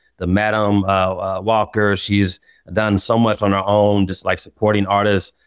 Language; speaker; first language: English; native; English